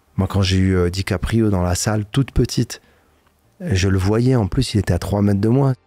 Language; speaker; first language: French; native; French